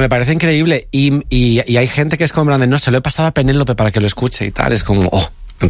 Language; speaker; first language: Spanish; native; Spanish